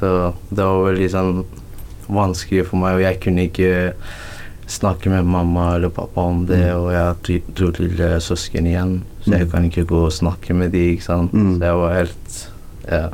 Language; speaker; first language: Norwegian; non-native, learner; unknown